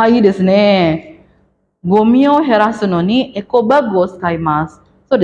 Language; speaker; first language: Japanese; non-native, fluent; Indonesian